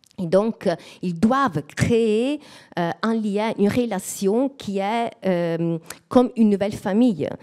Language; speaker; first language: French; non-native, fluent; Italian